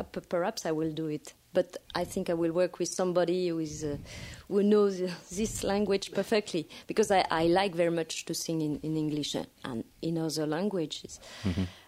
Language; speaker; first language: English; non-native, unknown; French